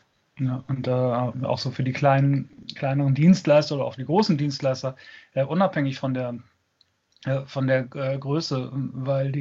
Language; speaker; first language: German; native; German